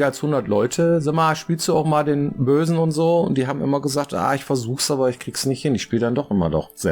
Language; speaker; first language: German; native; German